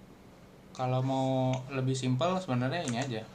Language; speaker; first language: Indonesian; native; Indonesian